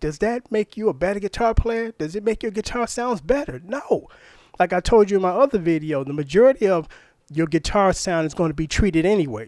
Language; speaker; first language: English; native; English